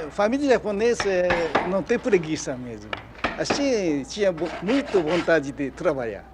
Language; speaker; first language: Portuguese; non-native, fluent; Japanese